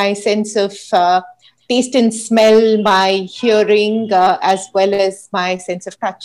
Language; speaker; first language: English; non-native, local second language; Hindi